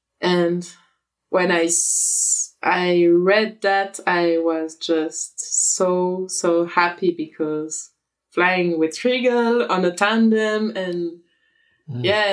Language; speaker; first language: English; non-native, fluent; French